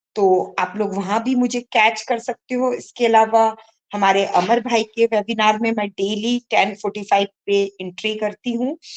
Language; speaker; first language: Hindi; native; Hindi